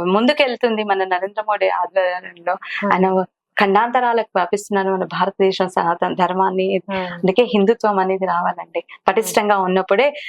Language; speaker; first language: Telugu; non-native, local second language; Kannada